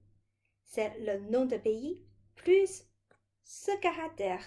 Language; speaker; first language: French; non-native, fluent; Chinese